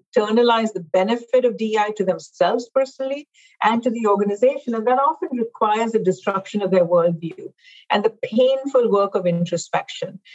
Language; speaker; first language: English; non-native, local second language; Hindi